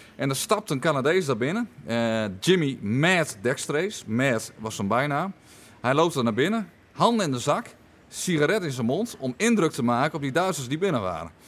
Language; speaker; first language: Dutch; native; Dutch